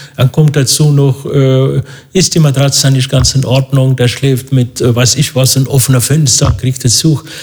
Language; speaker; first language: German; non-native, fluent; Arabic